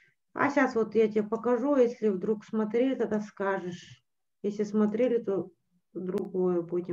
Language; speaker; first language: Russian; native; Russian